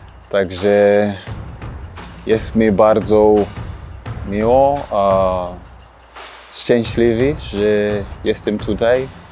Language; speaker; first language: Polish; non-native, learner; Shona